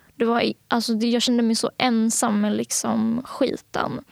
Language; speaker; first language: Swedish; early bilingual, other home language; Bangla